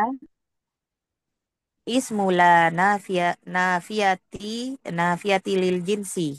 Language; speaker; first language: Arabic; non-native, learner; Indonesian